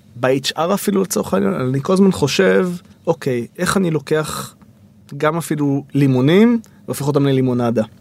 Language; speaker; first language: Hebrew; native; Hebrew